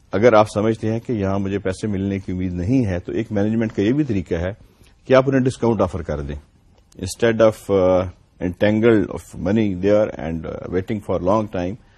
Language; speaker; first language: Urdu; non-native, local second language; Punjabi